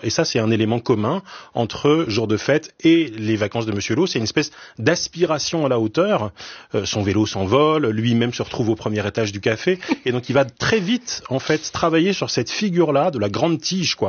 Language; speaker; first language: French; native; French